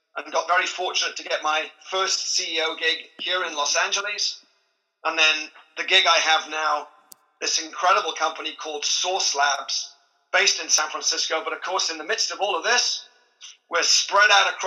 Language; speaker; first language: English; native; English